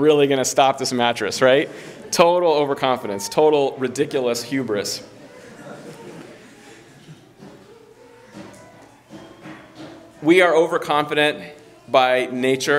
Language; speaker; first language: English; native; English